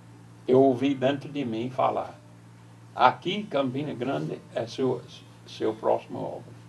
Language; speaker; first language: Portuguese; non-native, fluent; English